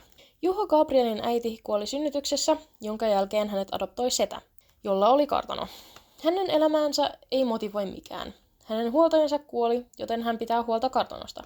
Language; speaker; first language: Finnish; native; Finnish